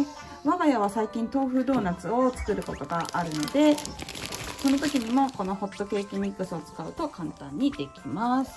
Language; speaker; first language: Japanese; native; Japanese